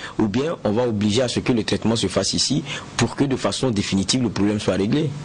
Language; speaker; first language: French; native; French